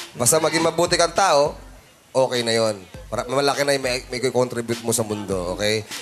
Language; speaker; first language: Filipino; native; Filipino